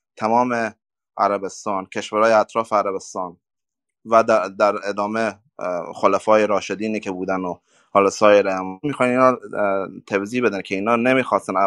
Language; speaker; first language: Persian; native; Persian